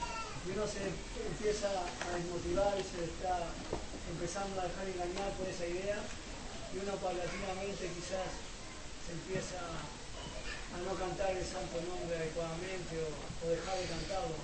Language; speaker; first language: Spanish; native; Spanish